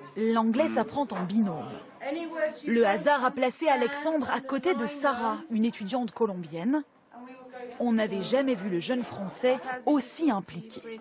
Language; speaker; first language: French; native; French